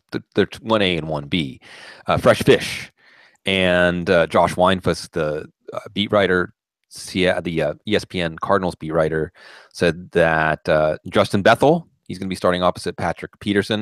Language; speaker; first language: English; native; English